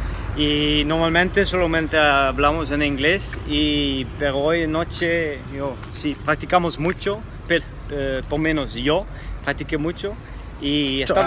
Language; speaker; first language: Spanish; non-native, learner; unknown